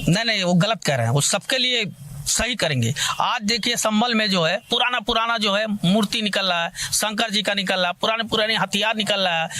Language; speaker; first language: Hindi; native; Hindi